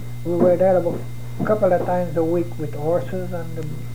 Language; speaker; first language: English; non-native, fluent; French